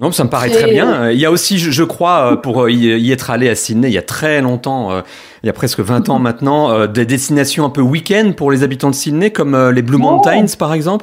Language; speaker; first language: French; native; French